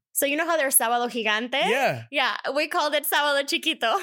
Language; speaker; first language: English; early bilingual, other home language; Spanish